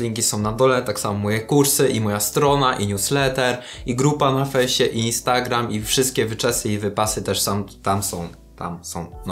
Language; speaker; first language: Polish; native; Polish